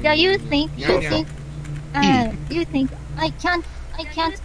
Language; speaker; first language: English; non-native, learner; Japanese